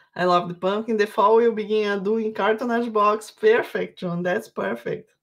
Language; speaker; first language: English; non-native, fluent; Portuguese